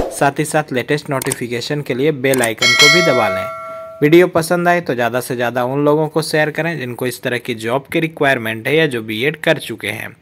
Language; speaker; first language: Hindi; native; Hindi